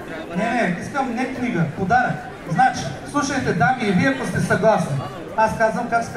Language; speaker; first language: Bulgarian; native; Bulgarian